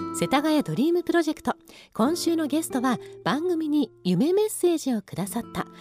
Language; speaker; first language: Japanese; native; Japanese